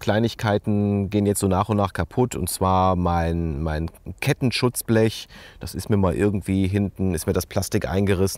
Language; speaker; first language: German; native; German